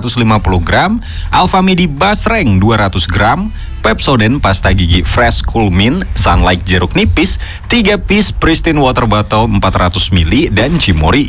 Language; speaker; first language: Indonesian; non-native, local second language; Javanese